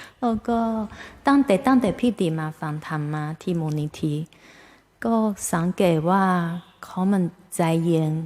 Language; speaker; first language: Thai; non-native, fluent; Chinese